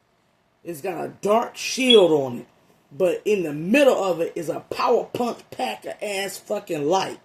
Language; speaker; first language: English; native; English